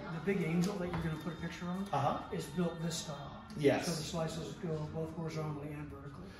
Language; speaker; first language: English; native; English